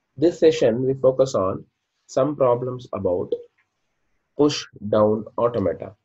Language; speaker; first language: English; non-native, local second language; Kannada